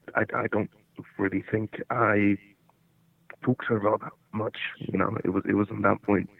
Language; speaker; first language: English; early bilingual, other home language; Portuguese